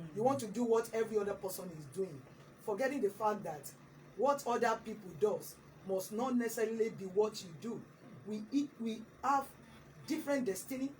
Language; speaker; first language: English; non-native, local second language; Yoruba